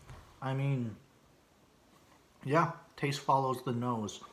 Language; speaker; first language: English; native; English